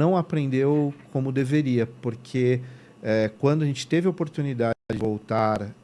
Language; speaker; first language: Portuguese; native; Portuguese